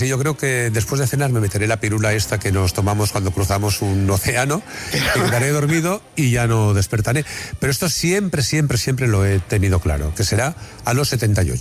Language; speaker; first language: Spanish; native; Spanish